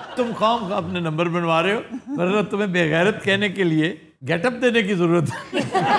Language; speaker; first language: Urdu; non-native, local second language; Punjabi